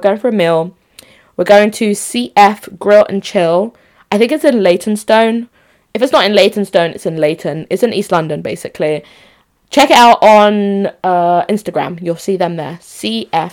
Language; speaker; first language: English; non-native, local second language; Igbo